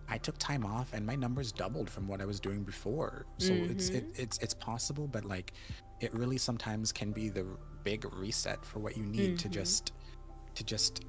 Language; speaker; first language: English; native; English